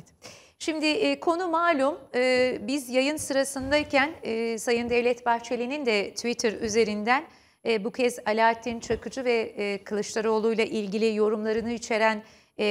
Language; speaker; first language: Turkish; native; Turkish